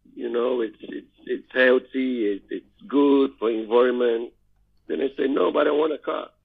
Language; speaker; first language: English; non-native, learner; Portuguese